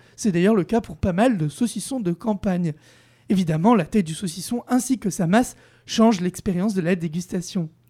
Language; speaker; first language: French; native; French